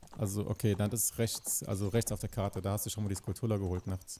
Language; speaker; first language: German; native; German